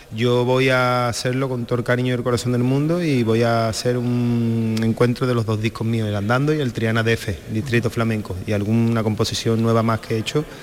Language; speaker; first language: Spanish; native; Spanish